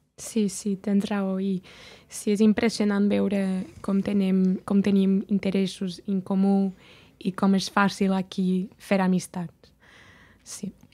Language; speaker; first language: Catalan; non-native, fluent; French